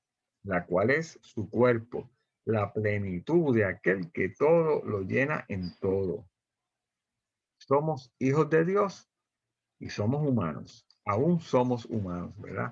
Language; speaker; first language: Spanish; native; Spanish